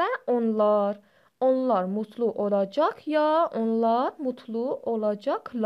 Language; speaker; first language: Turkish; non-native, fluent; Persian